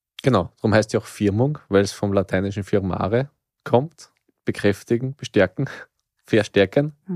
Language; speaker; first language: German; native; German